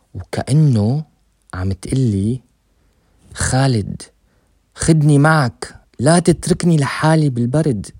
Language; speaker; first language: Arabic; native; Arabic